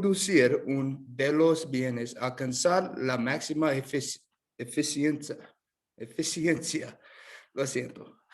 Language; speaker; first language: Spanish; non-native, learner; English